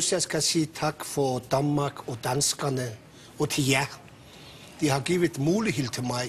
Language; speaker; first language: Danish; non-native, local second language; Persian